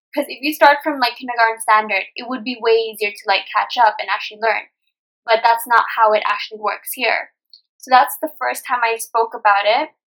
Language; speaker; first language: English; non-native, local second language; Nepali